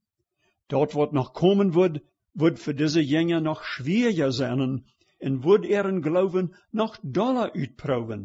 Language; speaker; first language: German; early bilingual, heritage; Plautdietsch